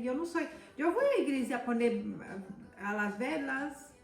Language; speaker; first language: Spanish; non-native, fluent; Portuguese